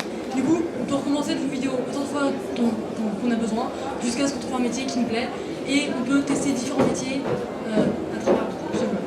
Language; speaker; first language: French; native; French